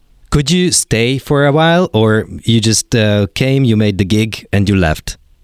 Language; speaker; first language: English; non-native, fluent; Hungarian